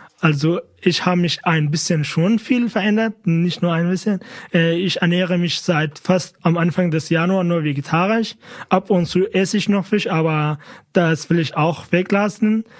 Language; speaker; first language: German; non-native, fluent; Kurdish